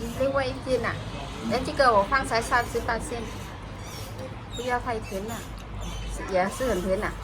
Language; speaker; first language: Chinese; non-native, fluent; Vietnamese